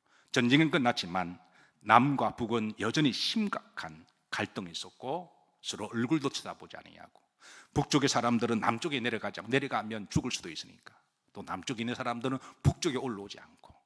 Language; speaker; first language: Korean; native; Korean